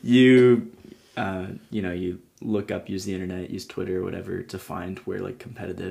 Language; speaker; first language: English; native; English